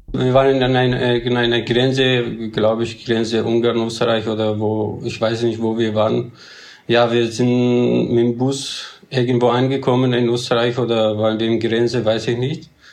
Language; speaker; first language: German; non-native, fluent; Persian